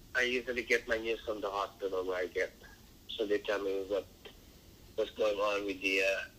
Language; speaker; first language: English; non-native, local second language; Filipino